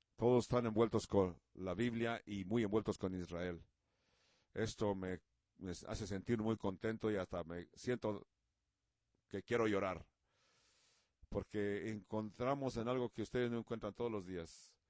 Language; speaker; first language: Spanish; non-native, learner; Dutch